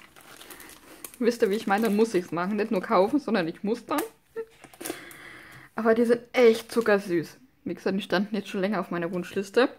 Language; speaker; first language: German; non-native, fluent; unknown